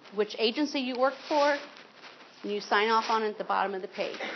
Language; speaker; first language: English; native; English